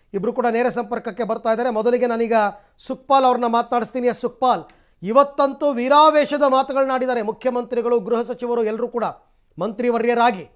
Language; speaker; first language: Kannada; native; Kannada